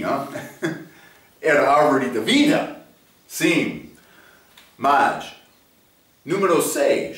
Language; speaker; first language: Portuguese; non-native, fluent; English